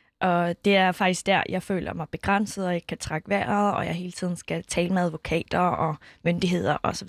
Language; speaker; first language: Danish; early bilingual, other home language; Kurdish